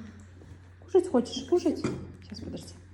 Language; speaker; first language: Russian; non-native, local second language; Kazakh